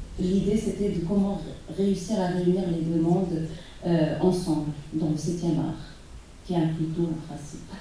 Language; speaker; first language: French; non-native, local second language; Arabic